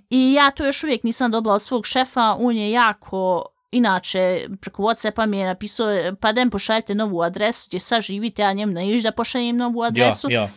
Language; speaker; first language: Bosnian; early bilingual, heritage; Bosnian